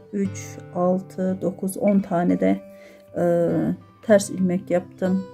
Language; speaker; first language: Turkish; native; Turkish